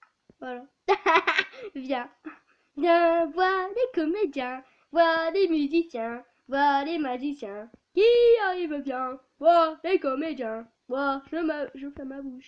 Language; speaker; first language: French; native; French